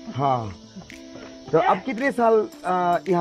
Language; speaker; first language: Hindi; non-native, local second language; Bangla